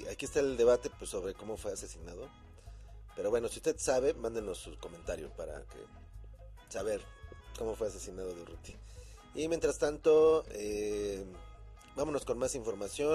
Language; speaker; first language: Spanish; native; Spanish